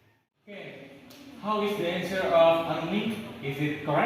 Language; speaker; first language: English; non-native, learner; Indonesian